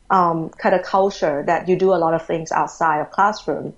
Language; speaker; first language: English; non-native, fluent; Thai